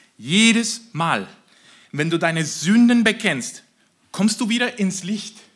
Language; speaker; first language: German; non-native, fluent; Spanish